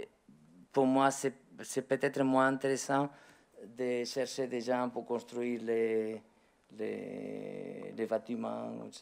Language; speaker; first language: French; non-native, learner; Spanish